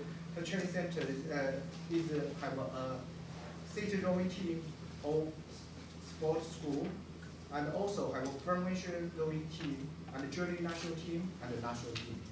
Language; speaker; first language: English; non-native, learner; Chinese